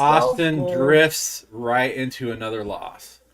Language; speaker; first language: English; native; English